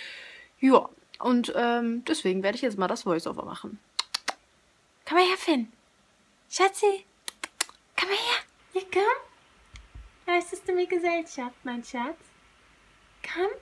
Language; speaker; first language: German; native; German